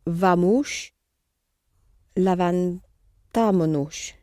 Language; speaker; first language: Portuguese; non-native, learner; English